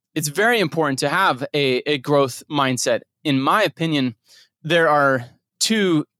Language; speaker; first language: English; native; English